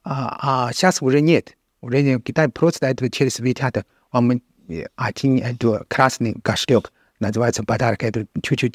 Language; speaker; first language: Russian; non-native, learner; Chinese